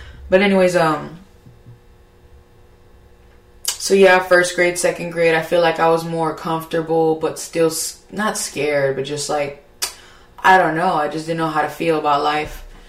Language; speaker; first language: English; early bilingual, other home language; Spanish